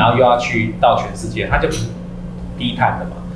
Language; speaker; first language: Chinese; native; Chinese